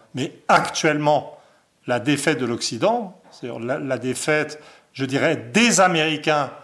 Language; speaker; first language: French; native; French